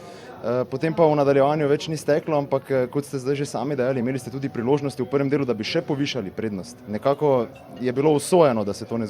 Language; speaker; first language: Slovenian; native; Slovenian